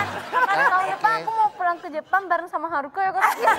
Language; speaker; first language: Indonesian; native; Indonesian